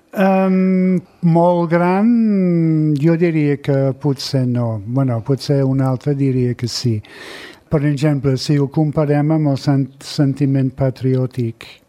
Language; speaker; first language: Catalan; non-native, fluent; English